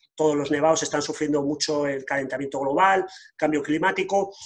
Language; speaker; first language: Spanish; native; Spanish